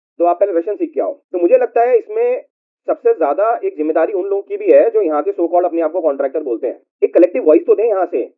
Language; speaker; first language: Hindi; native; Hindi